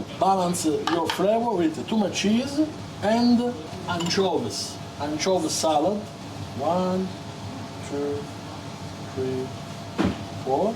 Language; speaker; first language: English; non-native, learner; Italian